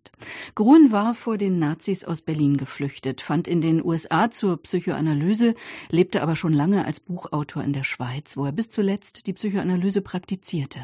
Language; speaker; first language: German; native; German